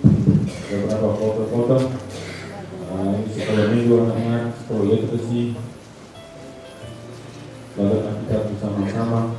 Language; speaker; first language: Indonesian; non-native, learner; English